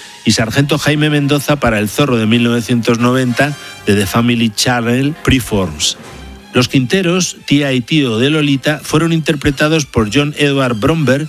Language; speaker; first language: Spanish; native; Spanish